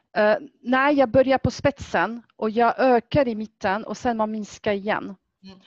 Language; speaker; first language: Swedish; non-native, fluent; French